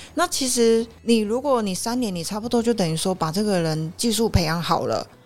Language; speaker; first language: Chinese; native; Chinese